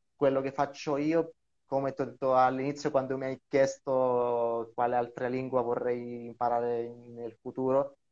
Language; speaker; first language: Italian; non-native, fluent; Greek